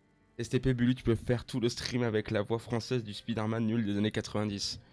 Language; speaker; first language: French; native; French